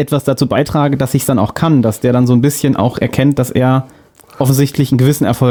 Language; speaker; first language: German; native; German